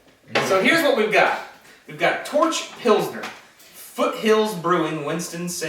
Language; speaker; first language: English; native; English